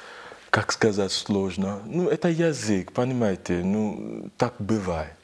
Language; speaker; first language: Russian; non-native, learner; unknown